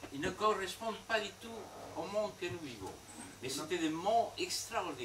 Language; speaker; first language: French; non-native, fluent; Spanish